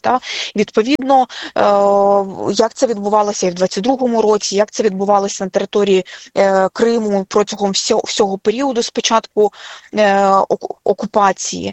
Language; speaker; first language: Ukrainian; native; Ukrainian